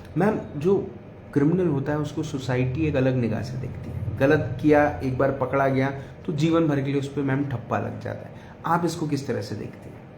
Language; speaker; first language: Hindi; native; Hindi